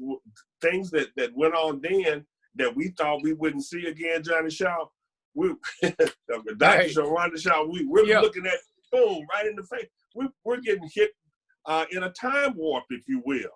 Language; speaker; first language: English; native; English